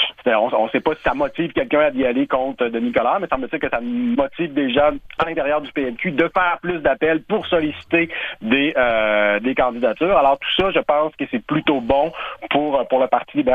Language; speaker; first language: French; native; French